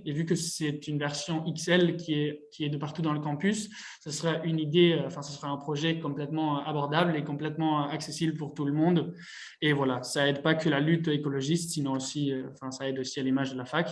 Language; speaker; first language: French; non-native, fluent; Spanish